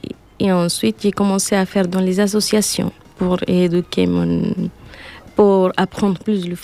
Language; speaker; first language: French; non-native, learner; Spanish